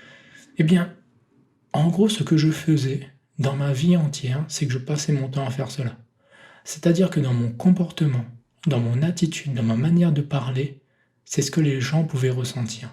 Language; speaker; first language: French; native; French